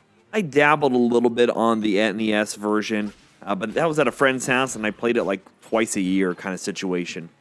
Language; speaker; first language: English; native; English